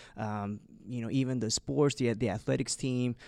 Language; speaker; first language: English; early bilingual, other home language; Chinese